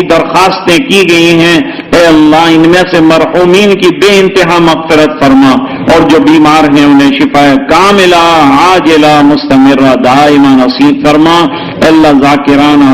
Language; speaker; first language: Urdu; native; Urdu